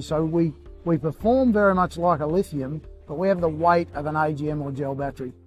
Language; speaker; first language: English; native; English